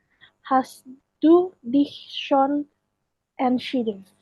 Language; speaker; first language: German; non-native, learner; Indonesian